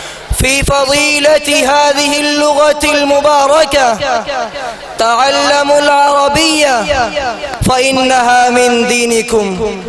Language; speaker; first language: Arabic; non-native, learner; Urdu